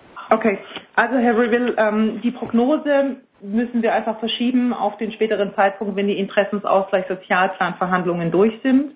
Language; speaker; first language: German; native; German